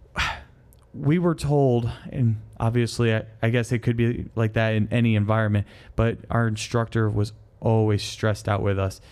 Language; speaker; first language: English; native; English